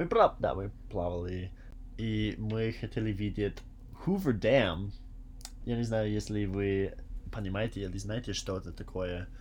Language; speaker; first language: Russian; non-native, learner; English